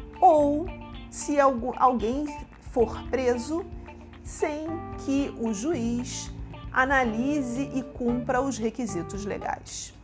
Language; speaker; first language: Portuguese; native; Portuguese